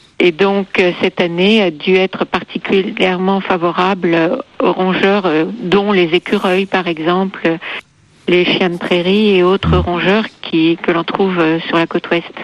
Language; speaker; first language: French; native; French